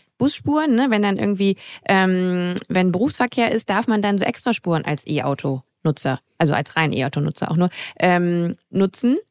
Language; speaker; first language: German; native; German